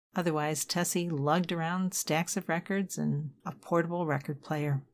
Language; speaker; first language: English; native; English